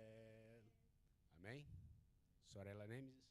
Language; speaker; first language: Italian; non-native, learner; Portuguese